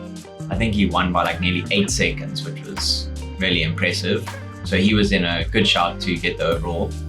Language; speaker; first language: English; native; English